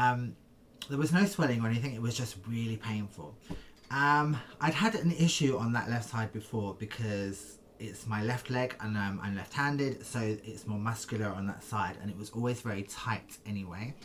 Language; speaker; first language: English; native; English